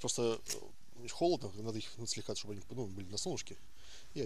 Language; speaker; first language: Russian; native; Russian